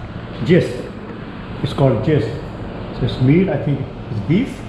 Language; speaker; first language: English; non-native, local second language; Urdu